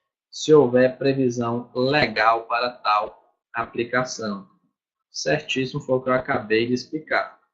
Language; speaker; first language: Portuguese; native; Portuguese